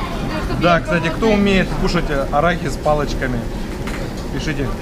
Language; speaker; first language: Russian; native; Russian